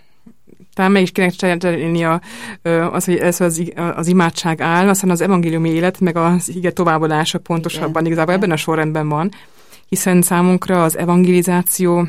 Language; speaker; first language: Hungarian; native; Hungarian